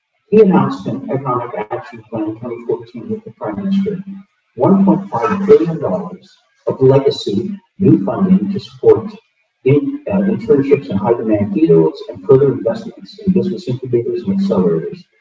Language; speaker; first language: English; native; English